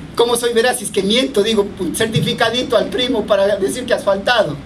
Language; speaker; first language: Spanish; native; Spanish